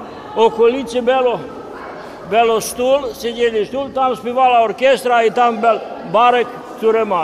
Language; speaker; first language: Polish; early bilingual, heritage; Polish